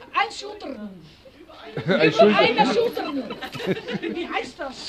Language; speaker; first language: German; non-native, learner; Dutch